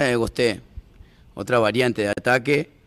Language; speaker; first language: Portuguese; non-native, learner; Spanish